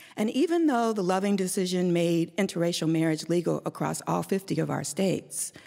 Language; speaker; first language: English; native; English